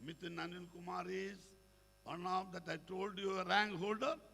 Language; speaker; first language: English; non-native, local second language; Malayalam